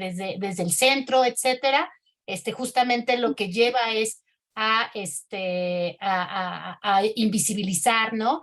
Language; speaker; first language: Spanish; native; Spanish